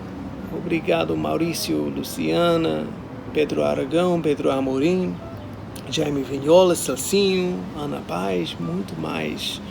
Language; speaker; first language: Portuguese; non-native, learner; English